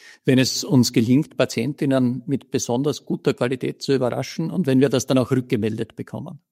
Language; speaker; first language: German; native; German